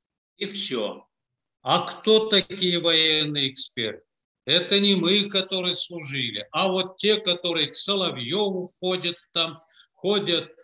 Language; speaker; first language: Russian; native; Russian